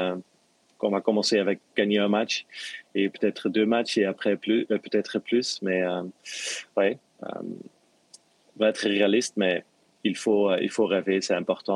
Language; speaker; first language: French; non-native, local second language; Dutch